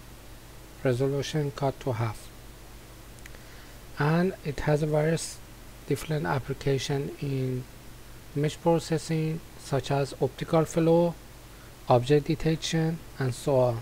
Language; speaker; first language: English; non-native, fluent; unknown